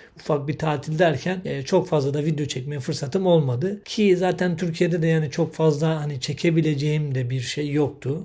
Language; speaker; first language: Turkish; native; Turkish